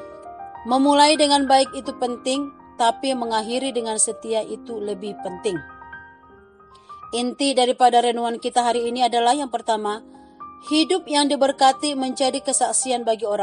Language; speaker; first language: Indonesian; native; Indonesian